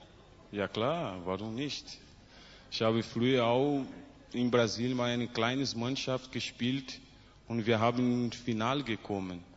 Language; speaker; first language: German; non-native, learner; Portuguese